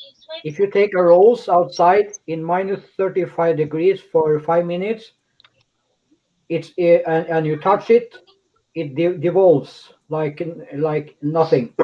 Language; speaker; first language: English; non-native, fluent; Norwegian